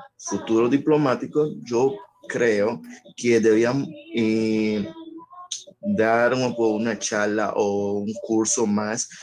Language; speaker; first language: Spanish; early bilingual, other home language; Haitian Creole